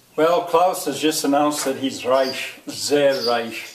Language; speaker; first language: English; native; English